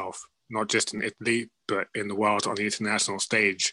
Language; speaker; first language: English; native; English